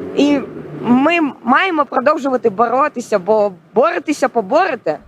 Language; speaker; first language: Ukrainian; non-native, local second language; Russian